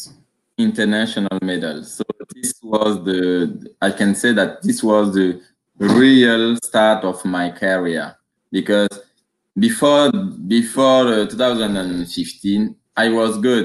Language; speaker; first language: English; non-native, learner; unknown